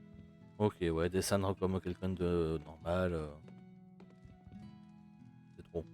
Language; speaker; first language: French; native; French